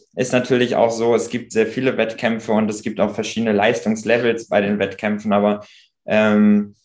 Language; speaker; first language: German; native; German